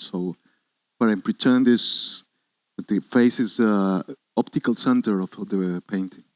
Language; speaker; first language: English; non-native, learner; Spanish